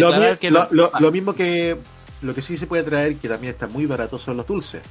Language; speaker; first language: Spanish; native; Spanish